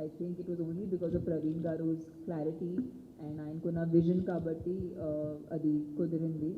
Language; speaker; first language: Telugu; non-native, local second language; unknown